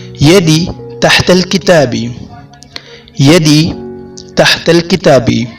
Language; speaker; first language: Arabic; non-native, fluent; Urdu